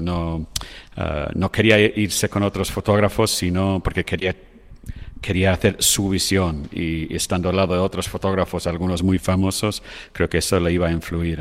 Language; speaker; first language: Spanish; non-native, fluent; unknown